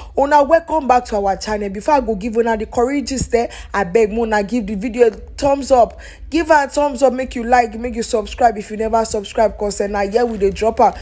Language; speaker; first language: Nigerian Pidgin; non-native, local second language; Yoruba